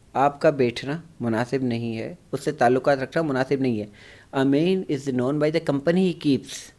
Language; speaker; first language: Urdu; native; Urdu